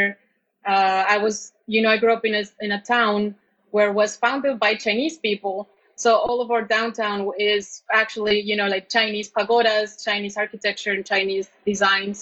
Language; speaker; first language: English; non-native, fluent; Spanish